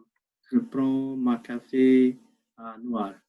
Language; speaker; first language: French; non-native, learner; English